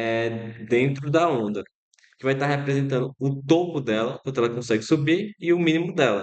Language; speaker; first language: Portuguese; native; Portuguese